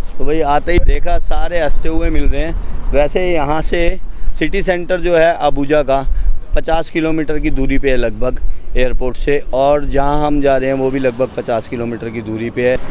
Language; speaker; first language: Hindi; native; Hindi